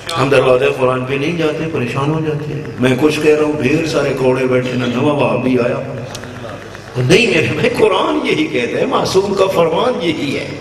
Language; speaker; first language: Urdu; non-native, local second language; Punjabi